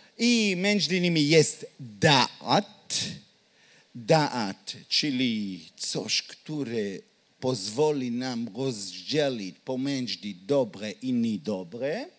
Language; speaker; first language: Polish; non-native, learner; Hebrew